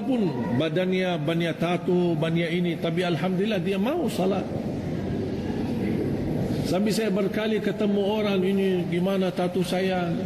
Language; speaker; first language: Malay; non-native, fluent; Arabic